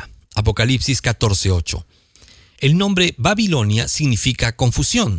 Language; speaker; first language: Spanish; native; Spanish